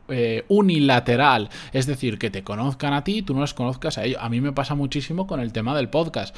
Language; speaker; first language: Spanish; native; Spanish